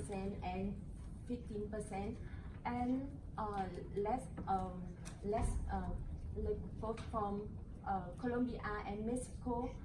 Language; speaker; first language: English; non-native, learner; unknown